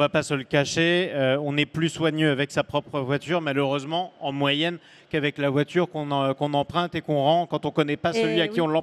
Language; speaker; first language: French; native; French